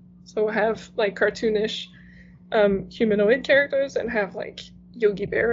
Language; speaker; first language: English; non-native, fluent; French